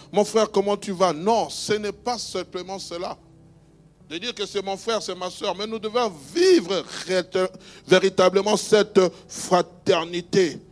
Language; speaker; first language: French; non-native, local second language; Luba-Lulua